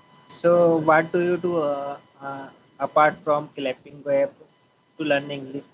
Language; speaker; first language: English; non-native, learner; Hindi